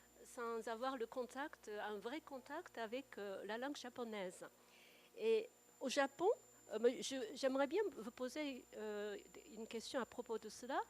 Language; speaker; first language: French; non-native, fluent; Japanese